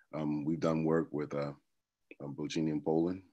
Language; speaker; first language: English; native; English